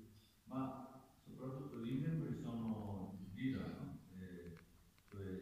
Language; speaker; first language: Italian; non-native, learner; Japanese